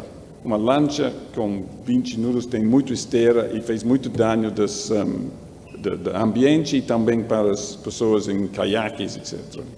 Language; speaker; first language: Portuguese; non-native, learner; English